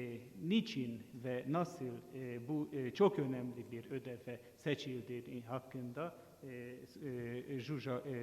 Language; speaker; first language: Turkish; non-native, fluent; Hungarian